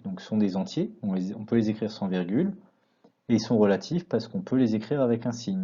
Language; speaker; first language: French; native; French